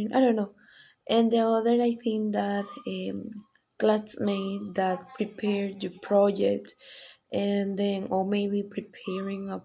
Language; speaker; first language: English; non-native, learner; Spanish